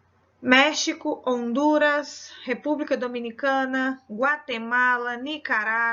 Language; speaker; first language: Spanish; non-native, fluent; Portuguese